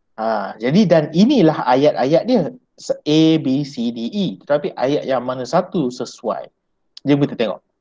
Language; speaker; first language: Malay; native; Malay